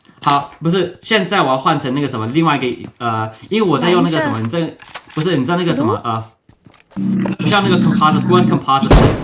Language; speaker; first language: Chinese; early bilingual, heritage; Chinese